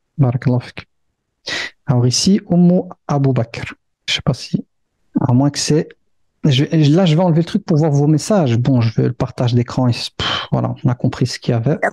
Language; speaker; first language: French; early bilingual, other home language; Arabic